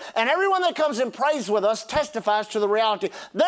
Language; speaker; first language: English; native; English